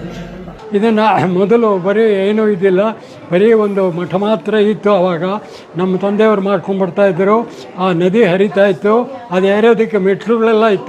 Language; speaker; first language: Kannada; native; Kannada